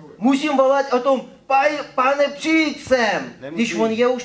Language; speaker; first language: Czech; non-native, fluent; Ukrainian